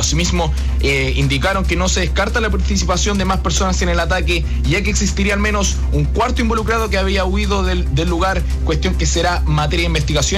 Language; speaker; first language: Spanish; native; Spanish